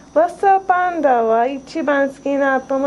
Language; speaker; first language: Japanese; non-native, learner; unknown